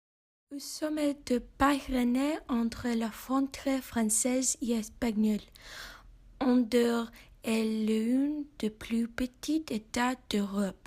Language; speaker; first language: French; non-native, learner; English